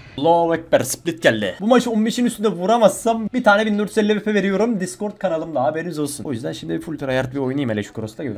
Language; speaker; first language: Turkish; native; Turkish